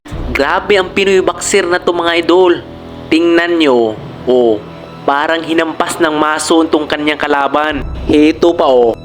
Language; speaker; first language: Filipino; native; Filipino